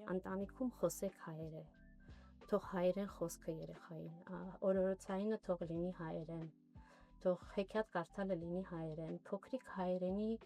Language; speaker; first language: Armenian; native; Armenian